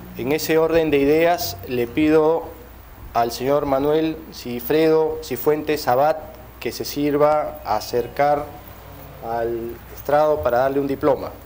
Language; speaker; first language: Spanish; native; Spanish